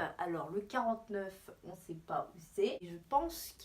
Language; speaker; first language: French; native; French